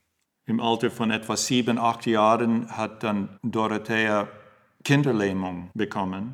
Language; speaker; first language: German; non-native, fluent; English